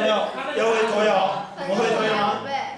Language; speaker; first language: Chinese; native; Chinese